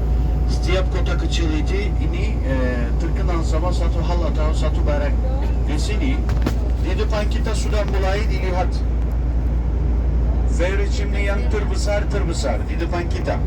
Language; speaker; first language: Indonesian; non-native, fluent; Turkish